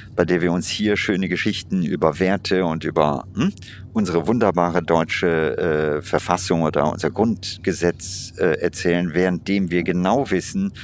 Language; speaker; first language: German; non-native, fluent; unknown